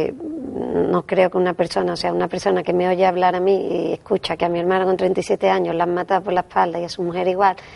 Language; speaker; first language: Spanish; native; Spanish